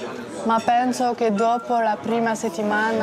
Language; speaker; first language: Italian; non-native, learner; French